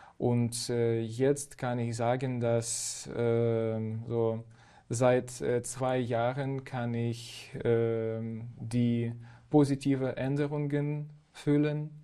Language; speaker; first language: German; non-native, fluent; Ukrainian